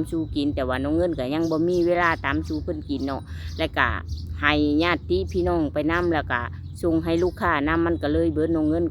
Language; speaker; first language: Thai; non-native, local second language; Lao